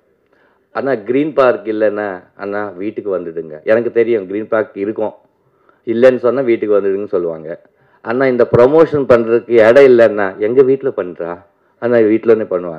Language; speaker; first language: Tamil; non-native, learner; Telugu